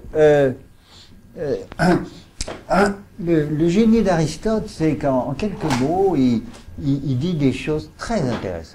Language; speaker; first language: French; native; French